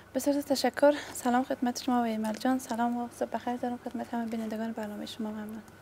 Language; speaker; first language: Persian; native; Persian